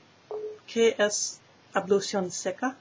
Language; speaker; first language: Spanish; non-native, learner; English